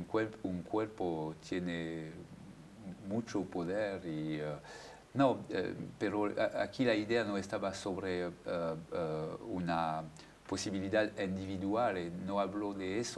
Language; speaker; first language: Spanish; non-native, fluent; French